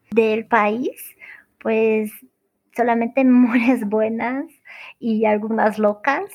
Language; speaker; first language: Spanish; non-native, fluent; Portuguese